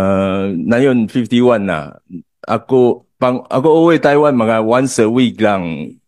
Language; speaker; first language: Filipino; non-native, learner; Chinese